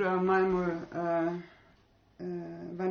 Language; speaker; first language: Swedish; non-native, learner; German